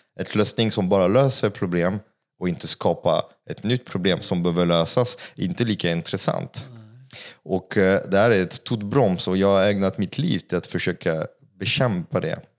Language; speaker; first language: Swedish; non-native, fluent; French